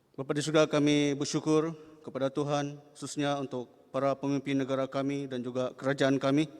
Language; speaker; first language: Malay; native; Malay